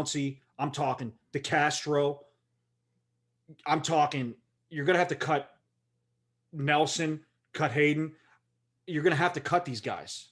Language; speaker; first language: English; native; English